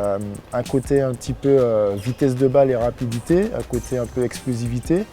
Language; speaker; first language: French; native; French